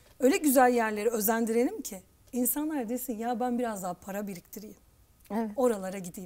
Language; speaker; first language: Turkish; native; Turkish